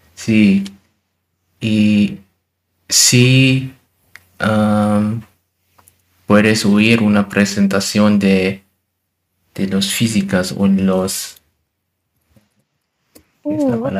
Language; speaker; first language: Spanish; non-native, learner; German